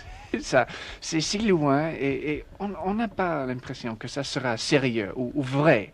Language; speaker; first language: French; non-native, learner; English